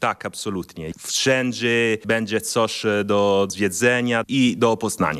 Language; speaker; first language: Polish; non-native, fluent; Italian